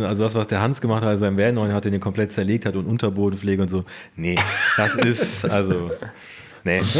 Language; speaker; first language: German; native; German